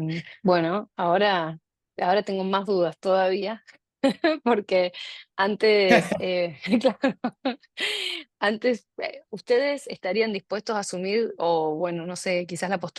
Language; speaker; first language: Spanish; native; Spanish